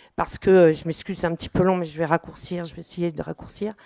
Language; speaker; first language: French; native; French